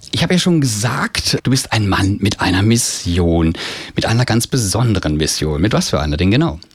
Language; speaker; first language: German; native; German